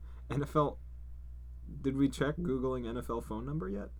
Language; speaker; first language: English; native; English